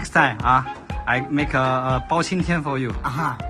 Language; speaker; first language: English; non-native, learner; Chinese